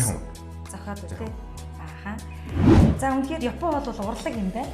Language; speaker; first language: Mongolian; native; Mongolian